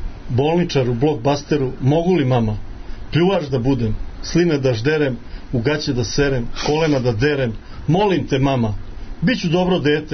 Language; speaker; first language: Serbian; native; Serbian